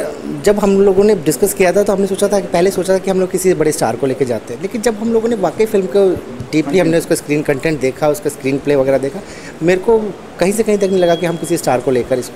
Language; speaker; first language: Hindi; native; Hindi